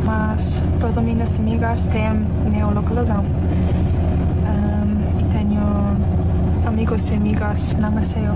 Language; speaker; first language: Portuguese; non-native, learner; English